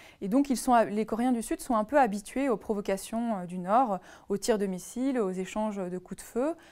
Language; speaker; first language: French; native; French